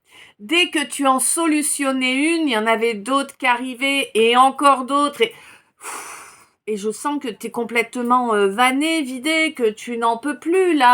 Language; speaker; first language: French; native; French